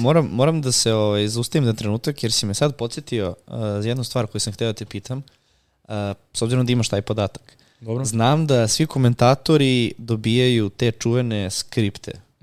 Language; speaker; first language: Serbian; native; Serbian